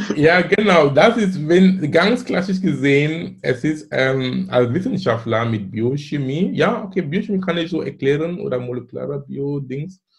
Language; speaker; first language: German; non-native, fluent; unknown